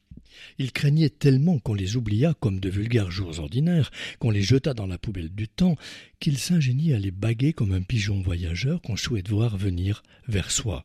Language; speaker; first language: French; native; French